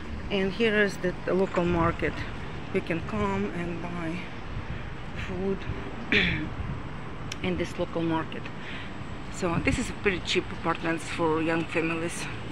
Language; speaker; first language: English; non-native, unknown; Russian